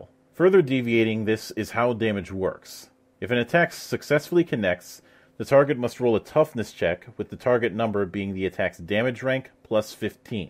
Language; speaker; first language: English; native; English